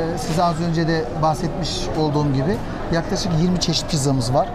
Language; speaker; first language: Turkish; native; Turkish